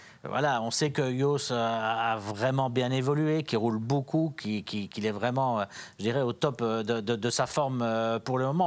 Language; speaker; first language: French; native; French